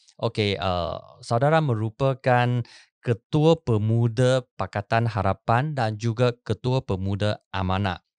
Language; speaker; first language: Malay; non-native, local second language; Chinese